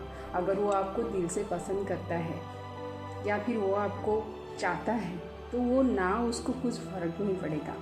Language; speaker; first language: Hindi; non-native, local second language; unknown